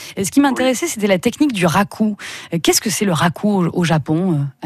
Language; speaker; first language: French; native; French